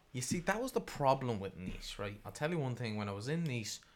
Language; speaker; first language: English; native; English